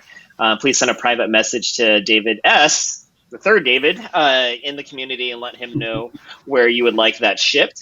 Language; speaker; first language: English; native; English